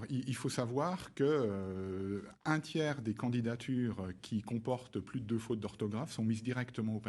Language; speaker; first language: French; native; French